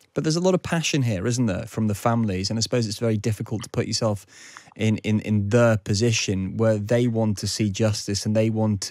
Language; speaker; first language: English; native; English